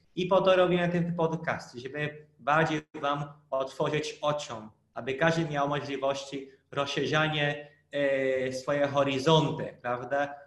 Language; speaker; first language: Polish; non-native, fluent; Portuguese